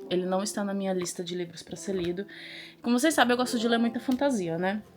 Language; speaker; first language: Portuguese; native; Portuguese